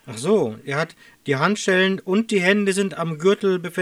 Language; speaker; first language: German; native; German